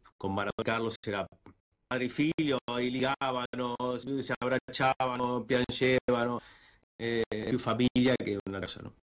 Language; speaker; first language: Italian; non-native, fluent; Spanish